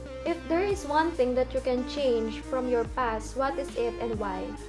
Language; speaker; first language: English; non-native, local second language; Filipino